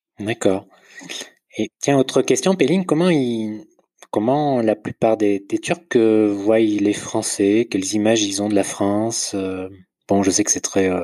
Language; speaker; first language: French; native; French